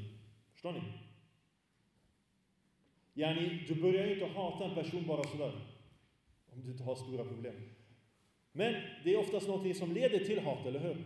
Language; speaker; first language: Swedish; early bilingual, other home language; Arabic